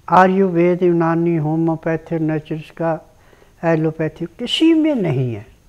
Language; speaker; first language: Hindi; native; Hindi